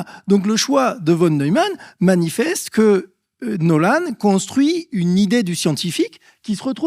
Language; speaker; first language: French; native; French